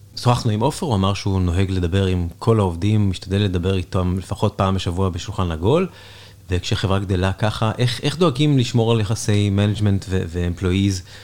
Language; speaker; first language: Hebrew; native; Hebrew